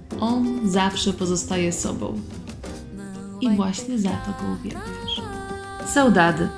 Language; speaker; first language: Polish; native; Polish